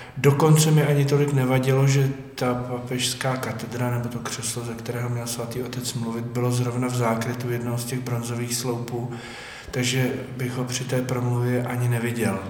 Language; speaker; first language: Czech; native; Czech